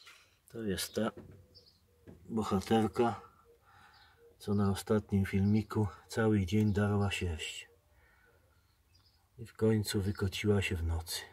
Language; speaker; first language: Polish; native; Polish